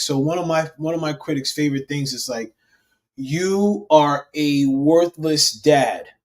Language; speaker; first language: English; native; English